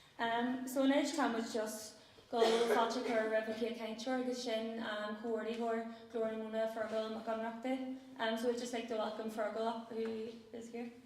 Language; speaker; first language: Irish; non-native, local second language; English